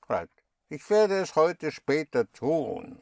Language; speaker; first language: German; non-native, fluent; English